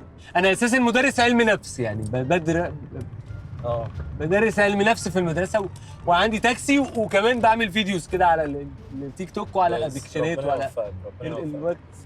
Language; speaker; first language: Arabic; native; Arabic